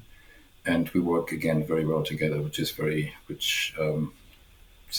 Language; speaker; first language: English; non-native, fluent; German